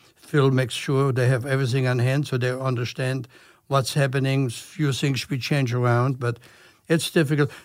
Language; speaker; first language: English; non-native, fluent; German